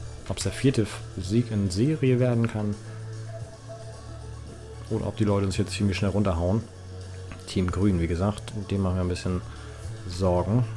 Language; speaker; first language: German; native; German